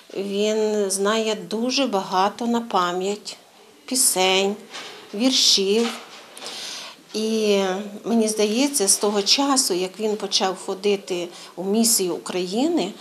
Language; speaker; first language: Ukrainian; native; Ukrainian